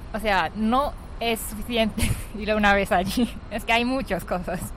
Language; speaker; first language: Spanish; non-native, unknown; Japanese